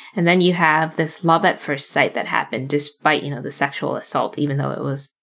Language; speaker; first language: English; early bilingual, other home language; Cantonese